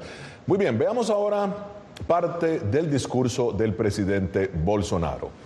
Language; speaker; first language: Spanish; native; Spanish